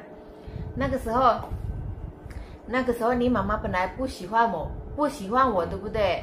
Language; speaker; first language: Chinese; non-native, fluent; Indonesian